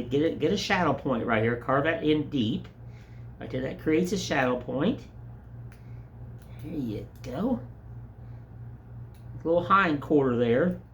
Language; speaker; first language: English; native; English